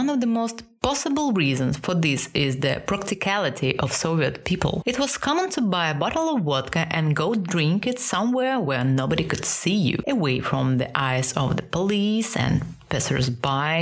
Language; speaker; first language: English; non-native, fluent; Russian